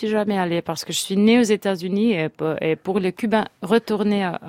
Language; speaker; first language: French; non-native, fluent; Spanish